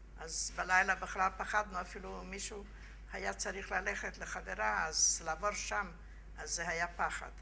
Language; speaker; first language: Hebrew; non-native, fluent; Yiddish